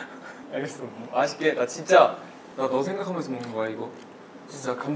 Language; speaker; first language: Korean; native; Korean